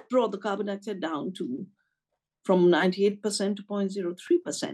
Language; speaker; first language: English; non-native, local second language; Hindi